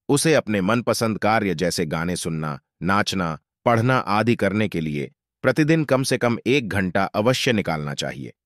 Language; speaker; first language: Hindi; native; Hindi